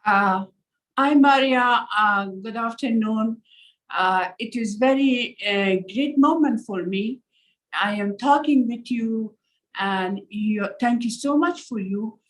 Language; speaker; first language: English; non-native, learner; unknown